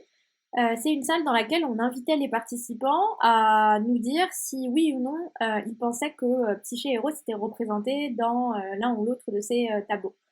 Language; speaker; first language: French; native; French